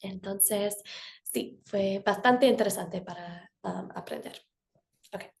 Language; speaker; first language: Spanish; non-native, fluent; English